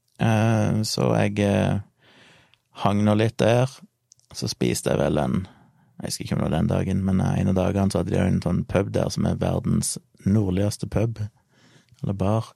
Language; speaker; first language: Norwegian; native; Norwegian